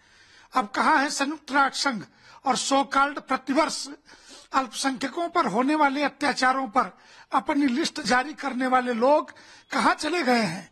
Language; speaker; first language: Hindi; native; Hindi